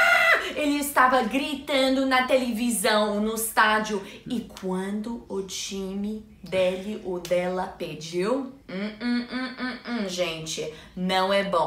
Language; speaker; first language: Portuguese; non-native, learner; English